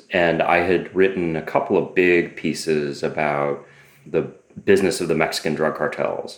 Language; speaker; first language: English; native; English